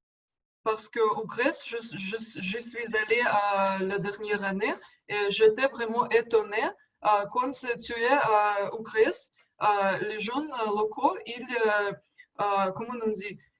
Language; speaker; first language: French; non-native, learner; Russian